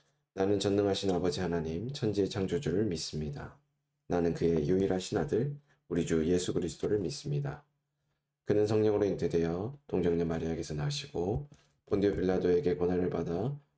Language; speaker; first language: Korean; native; Korean